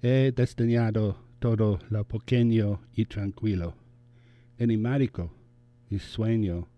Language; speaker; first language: Spanish; non-native, learner; English